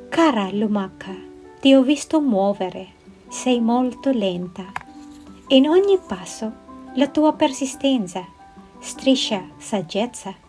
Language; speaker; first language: Italian; non-native, learner; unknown